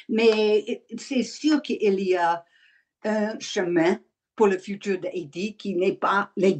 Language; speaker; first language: French; non-native, learner; English